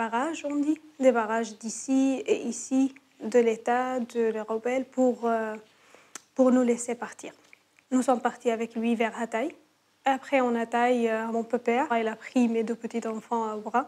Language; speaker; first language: French; non-native, learner; Arabic